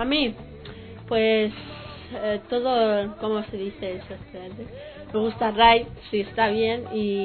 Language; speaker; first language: Spanish; early bilingual, other home language; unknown